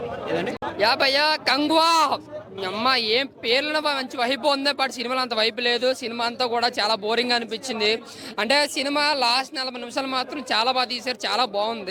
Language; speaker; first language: Telugu; native; Telugu